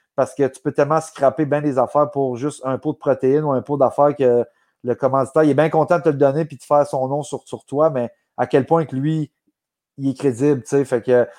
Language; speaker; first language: French; native; French